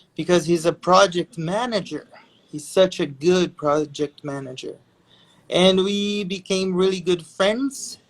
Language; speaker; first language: English; non-native, fluent; Portuguese